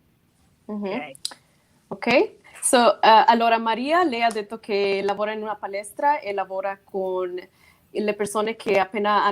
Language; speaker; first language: Italian; non-native, fluent; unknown